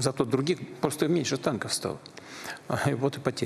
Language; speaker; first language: Russian; native; Russian